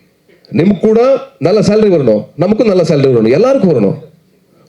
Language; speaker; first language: Tamil; non-native, learner; Kannada